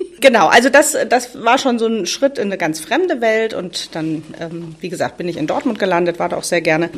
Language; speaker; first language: German; native; German